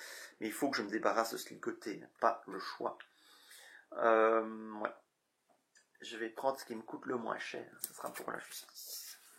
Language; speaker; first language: French; native; French